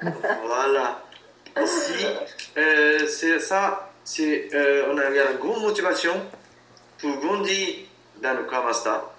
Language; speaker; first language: French; non-native, learner; Japanese